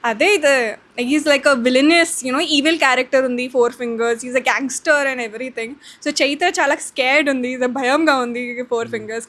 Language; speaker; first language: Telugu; non-native, learner; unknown